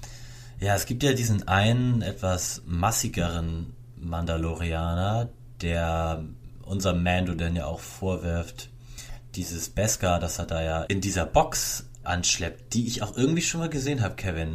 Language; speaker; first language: German; native; German